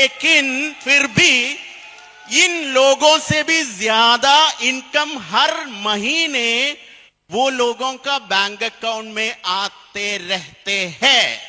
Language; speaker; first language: Hindi; non-native, fluent; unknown